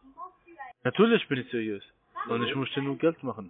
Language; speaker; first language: German; non-native, fluent; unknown